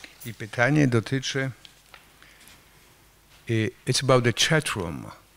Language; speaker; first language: English; non-native, fluent; Polish